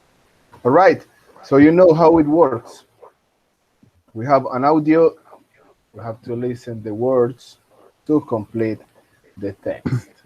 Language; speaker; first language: English; non-native, fluent; Spanish